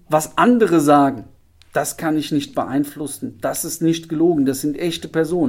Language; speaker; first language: German; native; German